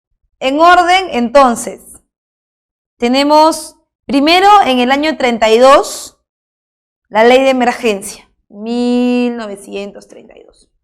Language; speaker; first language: Spanish; native; Spanish